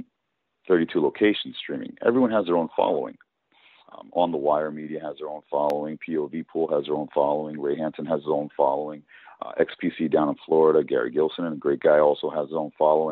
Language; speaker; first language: English; native; English